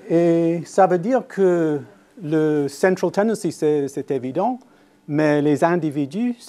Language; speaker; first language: French; non-native, fluent; English